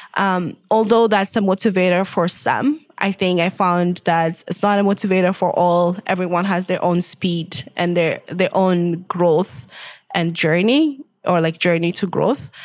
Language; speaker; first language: English; non-native, fluent; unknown